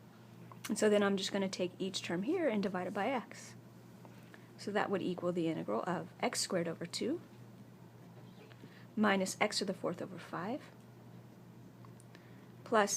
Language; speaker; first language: English; native; English